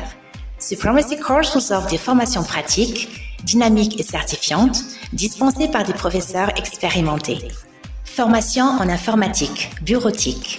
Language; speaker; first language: French; non-native, local second language; Malagasy